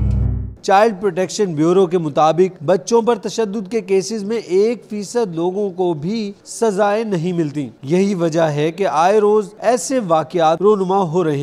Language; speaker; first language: Urdu; native; Urdu